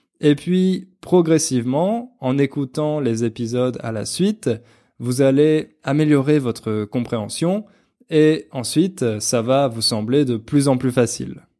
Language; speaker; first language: French; native; French